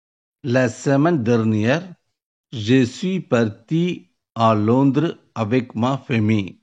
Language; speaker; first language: French; non-native, learner; Tamil